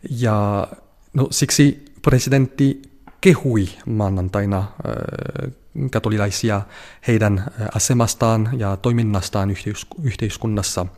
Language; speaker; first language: Finnish; non-native, fluent; French